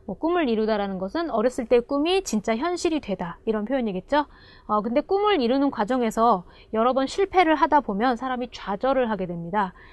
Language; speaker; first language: Korean; native; Korean